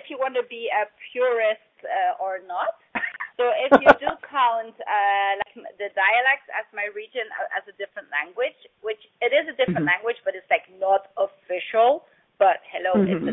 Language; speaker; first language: English; non-native, fluent; Dutch